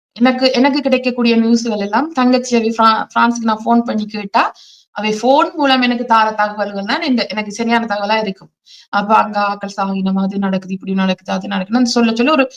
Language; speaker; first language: Tamil; early bilingual, heritage; Tamil